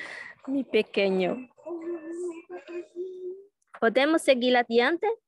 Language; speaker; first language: Spanish; non-native, learner; Portuguese